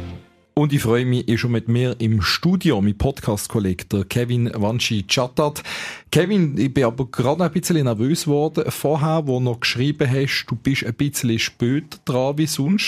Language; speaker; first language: German; native; German